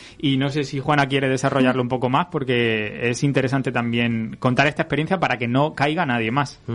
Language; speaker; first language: Spanish; native; Spanish